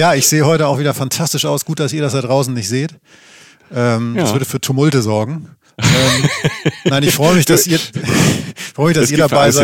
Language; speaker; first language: German; native; German